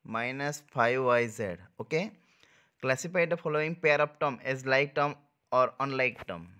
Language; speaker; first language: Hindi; non-native, local second language; Gujarati